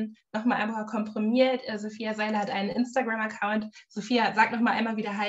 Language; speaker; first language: German; native; German